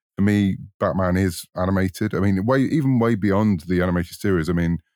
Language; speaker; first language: English; native; English